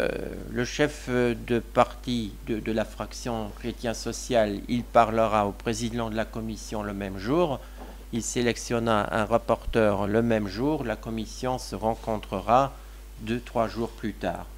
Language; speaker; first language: French; non-native, local second language; Luxembourgish